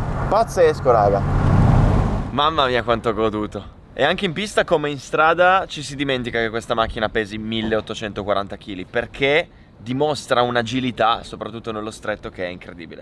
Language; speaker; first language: Italian; native; Italian